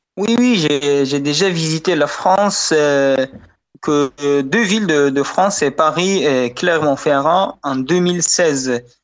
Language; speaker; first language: French; non-native, fluent; Uzbek